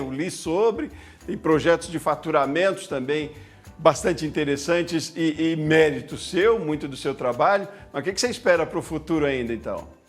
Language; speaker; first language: Portuguese; native; Portuguese